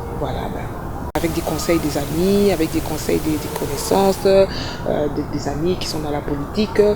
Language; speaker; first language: French; native; French